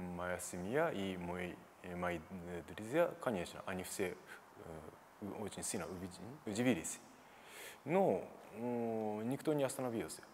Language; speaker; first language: Russian; non-native, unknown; Japanese